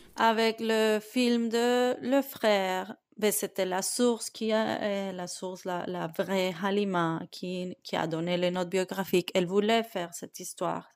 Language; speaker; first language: French; non-native, fluent; Spanish